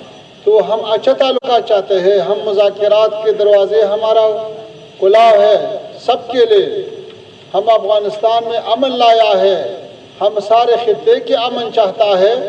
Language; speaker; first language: Hindi; non-native, fluent; Pashto